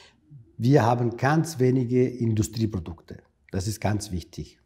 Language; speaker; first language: German; non-native, fluent; Italian